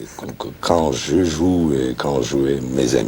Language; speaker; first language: French; non-native, learner; Russian